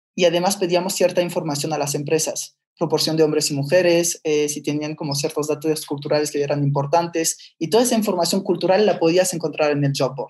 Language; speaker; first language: Spanish; non-native, fluent; French